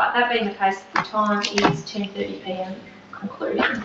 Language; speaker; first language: English; native; English